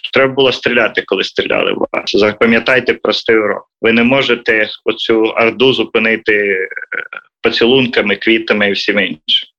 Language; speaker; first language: Ukrainian; native; Ukrainian